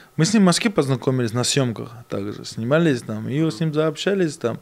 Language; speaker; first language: Russian; native; Russian